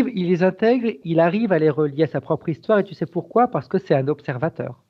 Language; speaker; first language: French; native; French